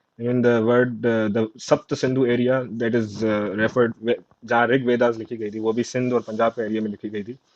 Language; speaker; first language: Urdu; non-native, local second language; Sindhi